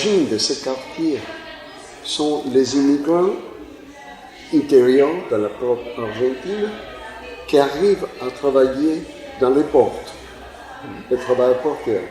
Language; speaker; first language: French; non-native, fluent; Spanish